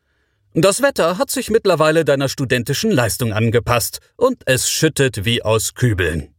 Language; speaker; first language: German; native; German